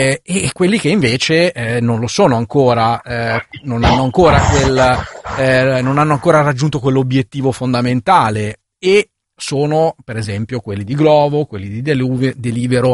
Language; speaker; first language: Italian; native; Italian